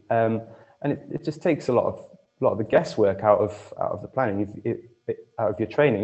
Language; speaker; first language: English; native; English